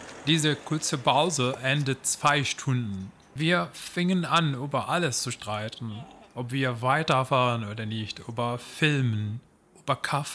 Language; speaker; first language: German; non-native, learner; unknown